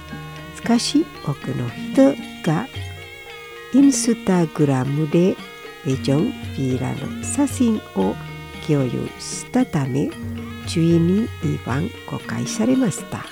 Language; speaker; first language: Japanese; non-native, fluent; Indonesian